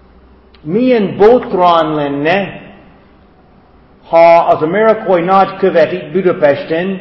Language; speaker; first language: Hungarian; non-native, fluent; English